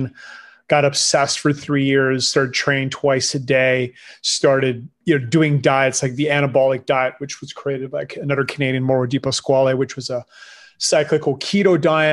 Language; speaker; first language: English; non-native, fluent; French